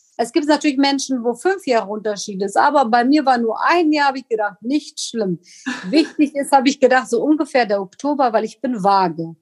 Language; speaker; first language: German; non-native, fluent; Kurdish